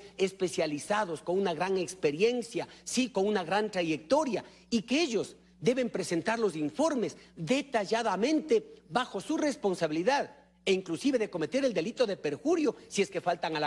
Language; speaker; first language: Spanish; native; Spanish